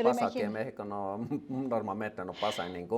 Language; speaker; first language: Spanish; non-native, learner; Finnish